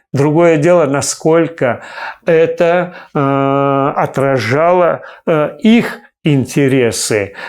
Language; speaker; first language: Russian; non-native, local second language; Crimean Tatar